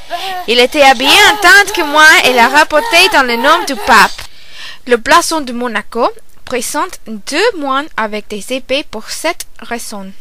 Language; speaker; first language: French; non-native, learner; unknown